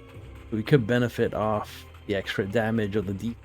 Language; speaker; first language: English; native; English